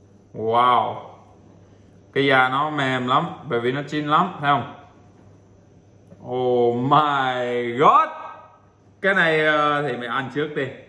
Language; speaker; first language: Vietnamese; non-native, fluent; English